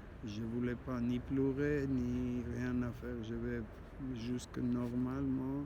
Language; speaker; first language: French; non-native, learner; Armenian